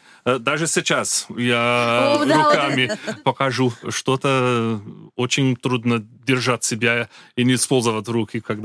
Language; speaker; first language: Russian; non-native, learner; Portuguese